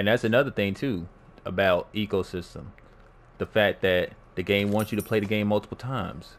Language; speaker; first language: English; native; English